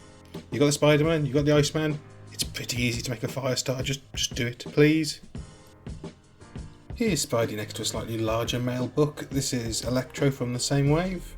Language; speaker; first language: English; native; English